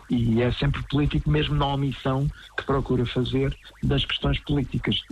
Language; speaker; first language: Portuguese; native; Portuguese